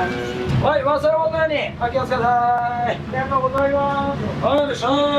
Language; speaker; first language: Japanese; native; Japanese